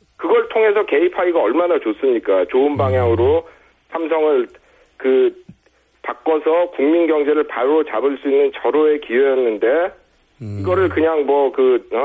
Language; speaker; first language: Korean; native; Korean